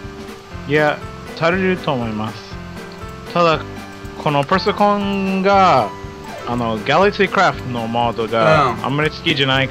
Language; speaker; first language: Japanese; non-native, fluent; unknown